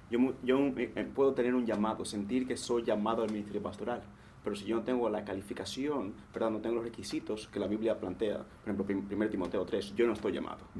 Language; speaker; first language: Spanish; native; Spanish